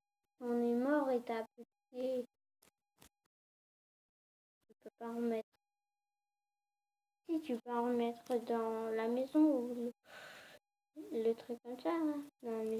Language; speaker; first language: French; native; French